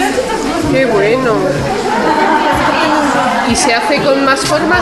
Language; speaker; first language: Spanish; native; Spanish